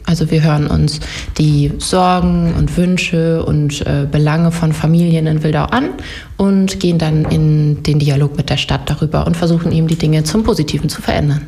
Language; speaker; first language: German; native; German